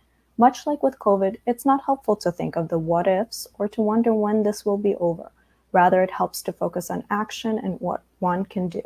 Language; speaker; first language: English; early bilingual, other home language; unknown